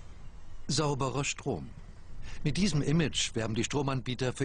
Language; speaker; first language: German; native; German